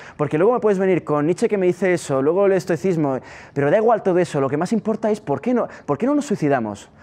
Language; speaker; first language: Spanish; non-native, fluent; Italian